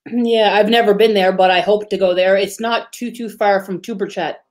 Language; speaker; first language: English; native; English